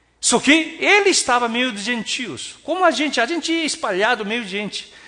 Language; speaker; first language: Portuguese; non-native, fluent; Korean